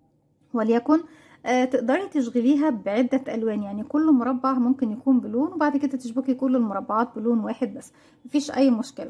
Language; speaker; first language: Arabic; native; Arabic